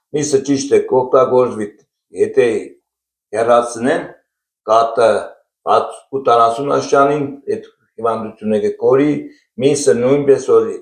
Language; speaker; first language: Armenian; native; Armenian